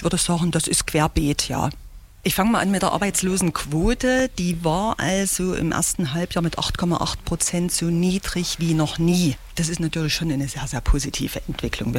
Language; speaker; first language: German; native; German